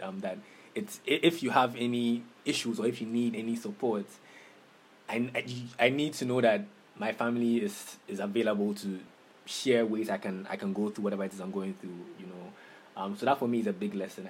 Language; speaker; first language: English; non-native, local second language; Akan